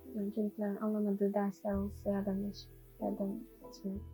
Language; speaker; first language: Turkish; non-native, learner; Chinese